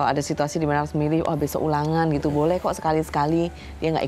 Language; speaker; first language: Indonesian; native; Indonesian